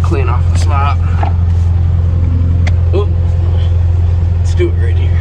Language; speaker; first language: English; native; English